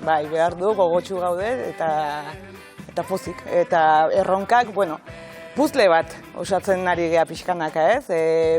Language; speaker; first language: Basque; native; Basque